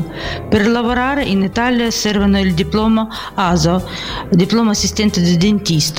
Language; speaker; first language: Italian; non-native, learner; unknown